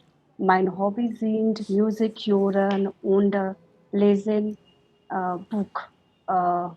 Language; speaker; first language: German; non-native, learner; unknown